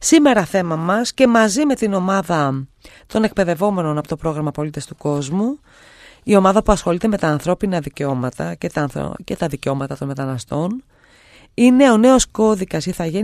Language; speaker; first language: Greek; native; Greek